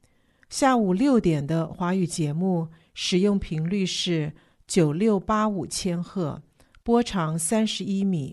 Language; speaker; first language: Chinese; native; Chinese